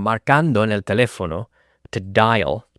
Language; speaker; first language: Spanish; non-native, fluent; English